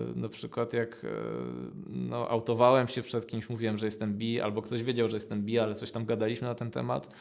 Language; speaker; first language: Polish; native; Polish